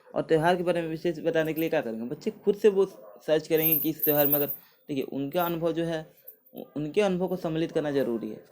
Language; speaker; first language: Hindi; native; Hindi